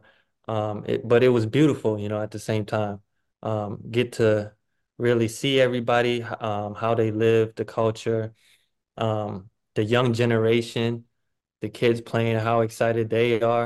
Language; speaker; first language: English; native; English